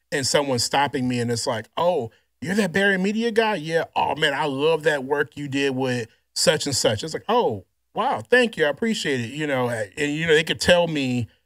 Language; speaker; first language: English; native; English